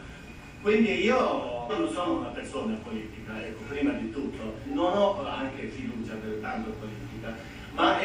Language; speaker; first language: Italian; non-native, fluent; Tibetan